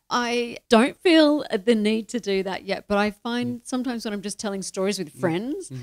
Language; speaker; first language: English; native; English